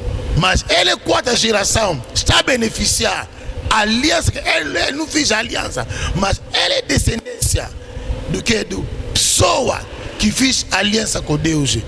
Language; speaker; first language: Portuguese; non-native, learner; Lingala